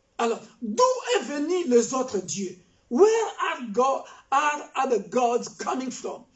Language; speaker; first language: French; non-native, local second language; Kongo